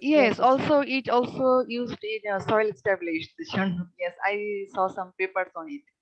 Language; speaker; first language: English; non-native, fluent; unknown